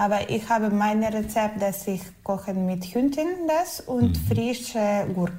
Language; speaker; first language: German; non-native, learner; Ukrainian